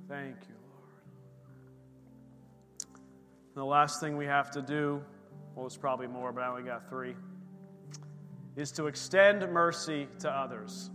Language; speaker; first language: English; native; English